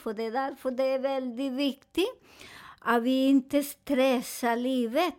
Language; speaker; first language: Swedish; non-native, fluent; Spanish